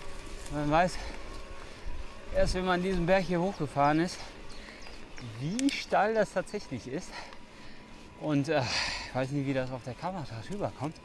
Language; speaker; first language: German; native; German